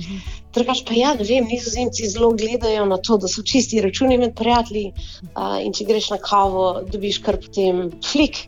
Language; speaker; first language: Slovenian; early bilingual, heritage; Slovenian